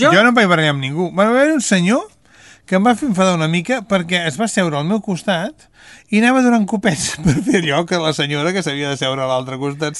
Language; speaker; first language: Catalan; native; Catalan